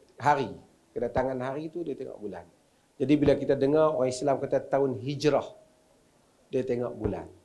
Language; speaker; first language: Malay; native; Malay